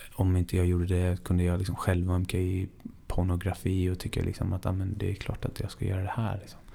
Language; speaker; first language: Swedish; non-native, fluent; Persian